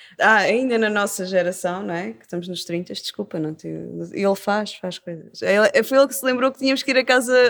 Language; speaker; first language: Portuguese; native; Portuguese